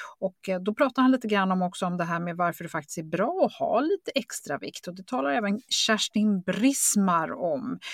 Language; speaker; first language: Swedish; native; Swedish